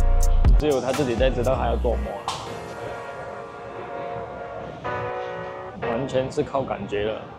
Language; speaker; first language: Chinese; native; Chinese